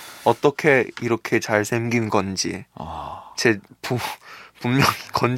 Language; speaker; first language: Korean; early bilingual, heritage; Korean